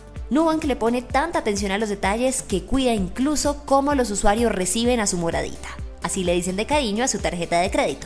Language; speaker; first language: Spanish; native; Spanish